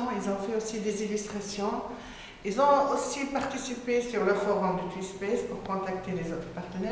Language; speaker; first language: French; non-native, local second language; Arabic